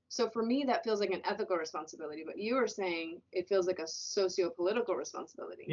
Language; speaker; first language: English; native; English